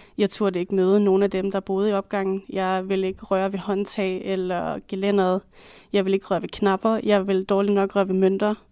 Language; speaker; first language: Danish; native; Danish